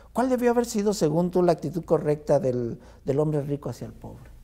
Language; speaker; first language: Spanish; native; Spanish